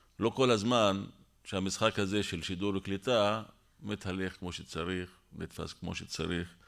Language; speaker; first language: Hebrew; non-native, local second language; Arabic